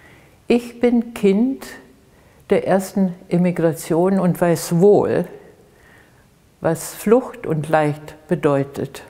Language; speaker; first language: German; early bilingual, heritage; Russian